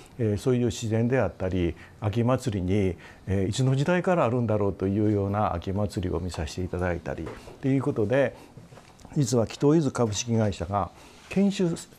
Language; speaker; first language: Japanese; native; Japanese